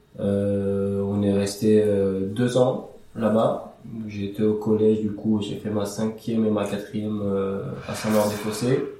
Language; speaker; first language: French; early bilingual, other home language; Assyrian Neo-Aramaic